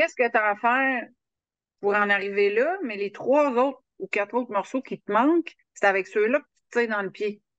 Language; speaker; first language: French; native; French